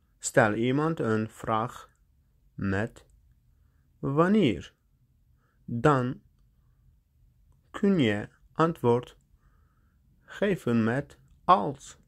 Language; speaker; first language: Dutch; non-native, learner; Turkish